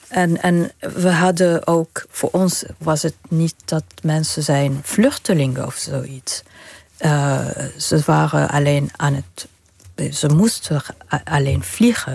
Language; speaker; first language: Dutch; non-native, learner; Arabic